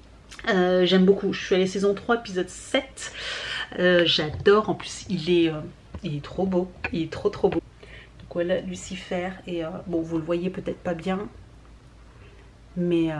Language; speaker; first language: French; native; French